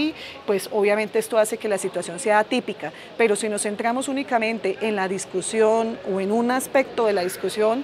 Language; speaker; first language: Spanish; native; Spanish